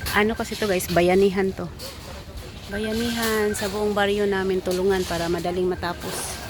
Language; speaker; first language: Filipino; non-native, local second language; Cebuano